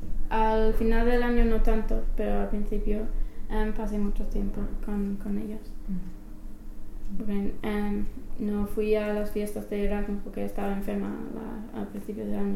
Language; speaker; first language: Spanish; non-native, fluent; English